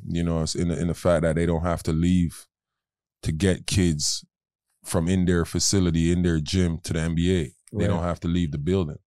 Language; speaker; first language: English; native; English